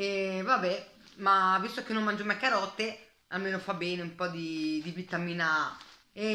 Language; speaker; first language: Italian; native; Italian